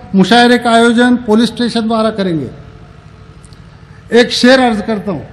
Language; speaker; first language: Hindi; non-native, local second language; Marathi